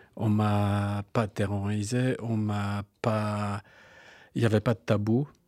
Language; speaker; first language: French; non-native, fluent; Polish